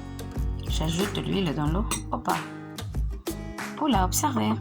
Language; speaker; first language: French; non-native, fluent; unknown